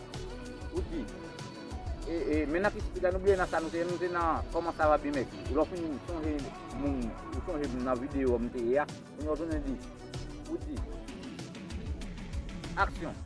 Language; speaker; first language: French; non-native, learner; Haitian Creole